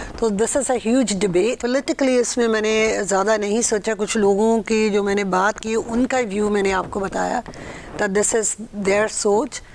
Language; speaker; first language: Urdu; early bilingual, heritage; Urdu